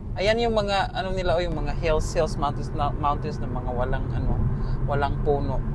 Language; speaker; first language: Filipino; native; Filipino